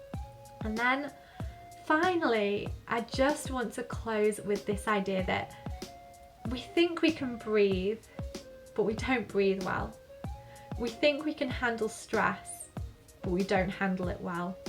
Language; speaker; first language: English; native; English